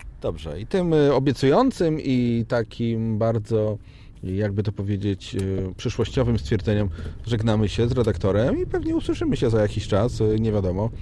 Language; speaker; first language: Polish; native; Polish